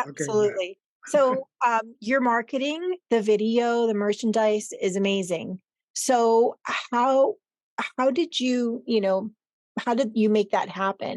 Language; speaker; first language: English; early bilingual, other home language; Spanish